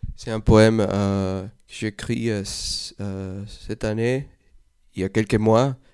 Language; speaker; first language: French; non-native, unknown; Spanish